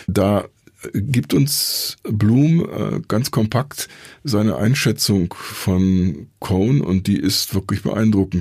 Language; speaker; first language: German; native; German